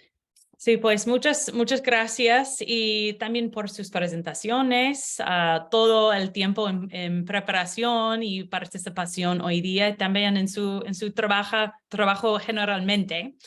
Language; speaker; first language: Spanish; non-native, learner; English